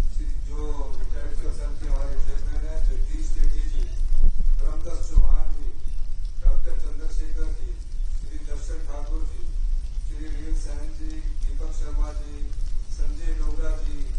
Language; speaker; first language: Hindi; native; Hindi